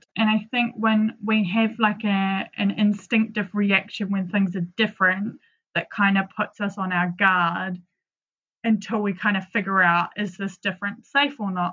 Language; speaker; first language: English; native; English